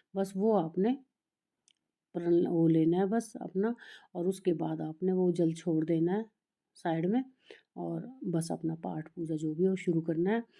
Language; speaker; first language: Hindi; native; Hindi